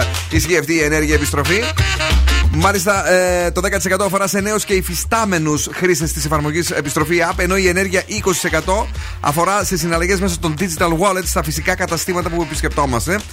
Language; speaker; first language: Greek; native; Greek